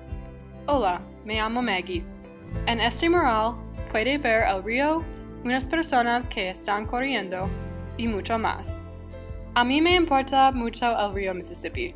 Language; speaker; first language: Spanish; non-native, learner; English